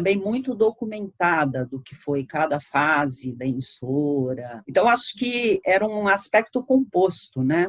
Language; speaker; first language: Portuguese; native; Portuguese